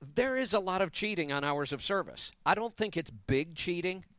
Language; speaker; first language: English; native; English